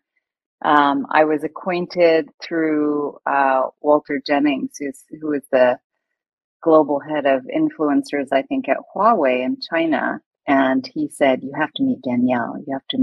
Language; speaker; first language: English; native; English